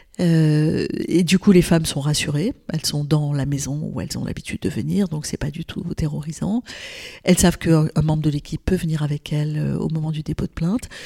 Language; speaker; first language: French; non-native, local second language; Arabic